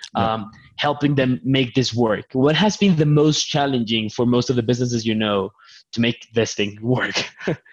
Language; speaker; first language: English; non-native, fluent; Spanish